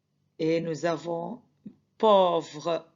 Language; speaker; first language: French; non-native, fluent; Arabic